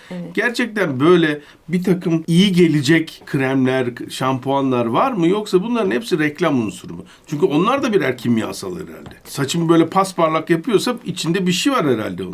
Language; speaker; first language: Turkish; native; Turkish